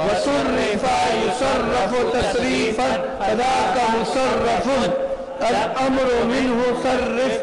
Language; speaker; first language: Arabic; non-native, fluent; Urdu